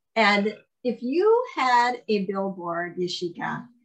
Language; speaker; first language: English; native; English